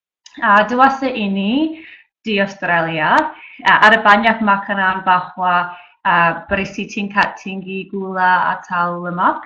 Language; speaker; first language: Indonesian; non-native, learner; English